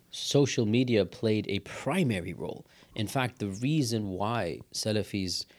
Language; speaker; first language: English; native; English